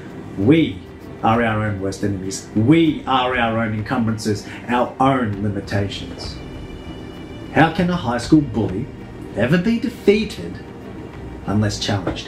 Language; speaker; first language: English; native; English